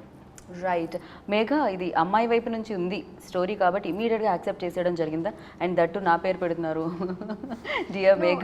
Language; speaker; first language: Telugu; native; Telugu